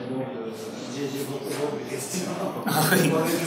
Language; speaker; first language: French; non-native, learner; Japanese